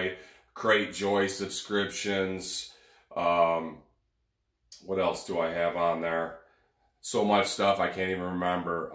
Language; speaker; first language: English; native; English